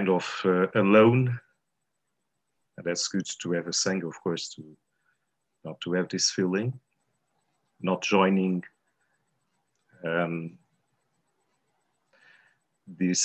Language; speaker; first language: English; non-native, fluent; Portuguese